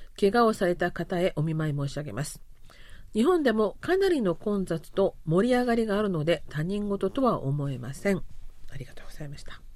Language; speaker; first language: Japanese; non-native, fluent; Korean